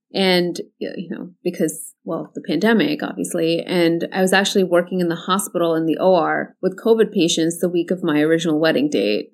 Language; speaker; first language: English; early bilingual, other home language; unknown